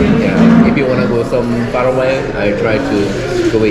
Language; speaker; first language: English; non-native, learner; Korean